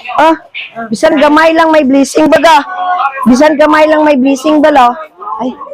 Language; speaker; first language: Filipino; non-native, local second language; Hiligaynon